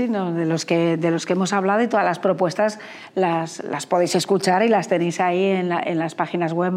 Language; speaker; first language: Spanish; native; Spanish